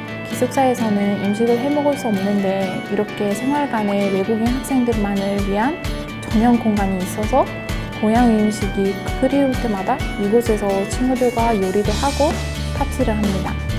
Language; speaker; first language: Korean; non-native, fluent; Uzbek